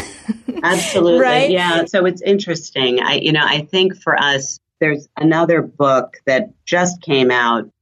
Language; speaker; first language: English; early bilingual, other home language; German